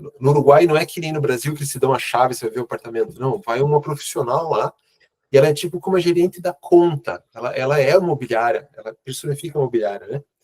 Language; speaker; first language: Portuguese; native; Portuguese